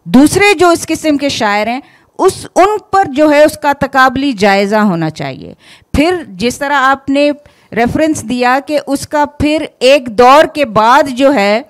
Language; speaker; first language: Urdu; non-native, local second language; Sindhi